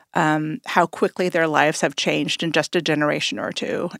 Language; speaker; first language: English; native; English